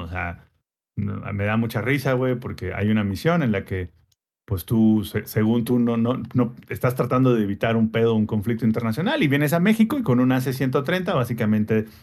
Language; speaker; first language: Spanish; native; Spanish